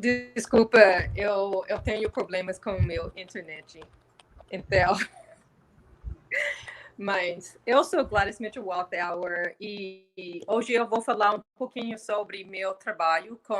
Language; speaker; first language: Portuguese; non-native, fluent; English